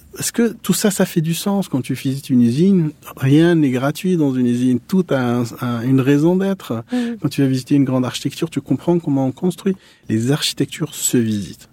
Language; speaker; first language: French; non-native, local second language; Arabic